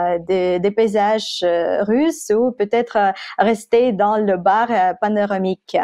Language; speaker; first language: French; non-native, fluent; Russian